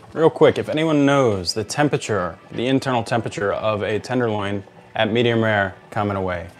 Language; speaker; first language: English; native; English